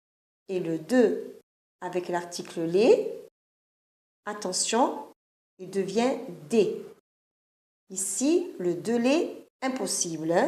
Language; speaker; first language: French; non-native, fluent; Italian